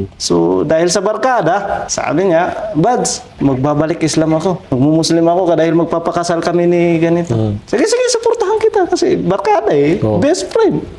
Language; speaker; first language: Filipino; non-native, local second language; Waray